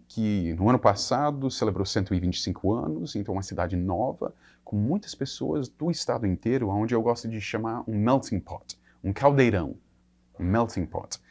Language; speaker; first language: Portuguese; non-native, fluent; English